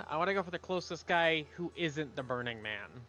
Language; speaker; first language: English; native; English